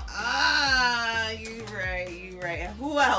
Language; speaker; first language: English; native; English